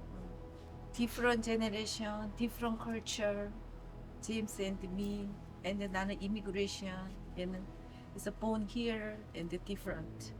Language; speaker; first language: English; non-native, learner; Korean